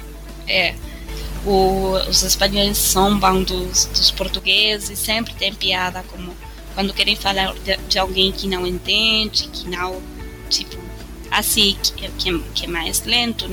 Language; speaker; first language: Portuguese; non-native, fluent; Spanish